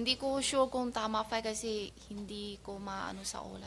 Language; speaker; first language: Filipino; non-native, learner; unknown